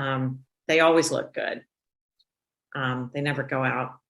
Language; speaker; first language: English; native; English